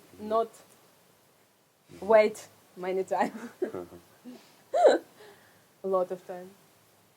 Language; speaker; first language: English; non-native, learner; Russian